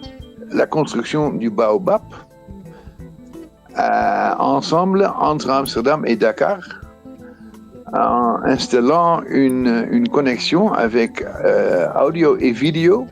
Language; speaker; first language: French; non-native, fluent; Dutch